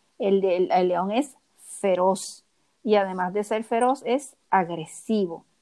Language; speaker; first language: Spanish; native; Spanish